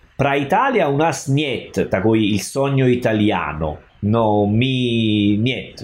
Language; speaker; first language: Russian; non-native, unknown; Italian